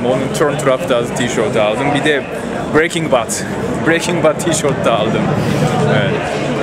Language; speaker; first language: Turkish; non-native, fluent; Japanese